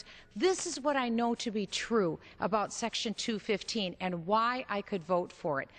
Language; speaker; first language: English; native; English